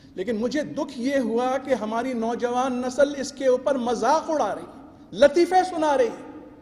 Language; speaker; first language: Urdu; native; Urdu